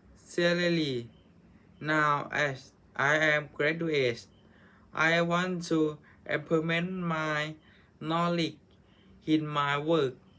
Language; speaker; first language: English; non-native, learner; Thai